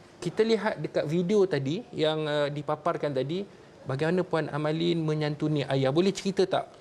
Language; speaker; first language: Malay; native; Malay